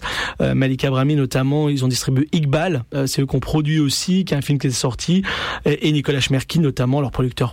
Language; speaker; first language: French; native; French